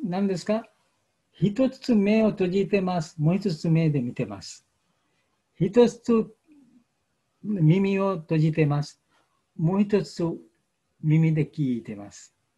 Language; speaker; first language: Japanese; non-native, fluent; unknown